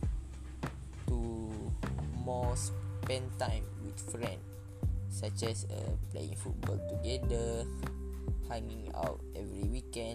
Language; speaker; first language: English; non-native, local second language; Malay